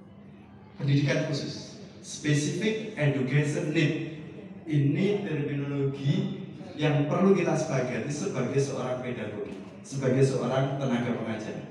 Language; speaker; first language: Indonesian; native; Indonesian